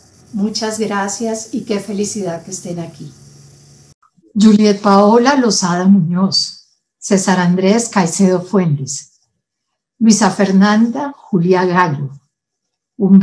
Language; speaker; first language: Spanish; native; Spanish